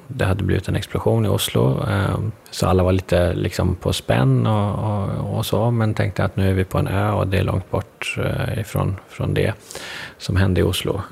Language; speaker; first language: Swedish; early bilingual, other home language; Persian